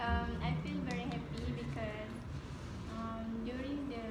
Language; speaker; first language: English; non-native, local second language; Malay